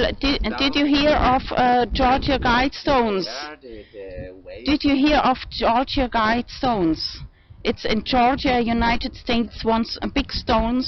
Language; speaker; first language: English; non-native, fluent; German